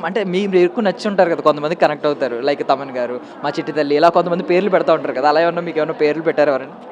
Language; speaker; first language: Telugu; native; Telugu